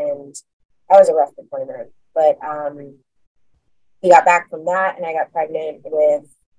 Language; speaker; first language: English; native; English